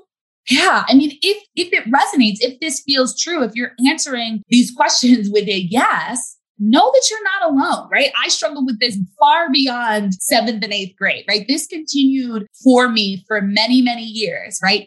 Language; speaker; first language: English; native; English